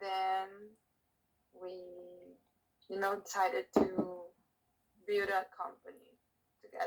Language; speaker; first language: English; non-native, learner; Portuguese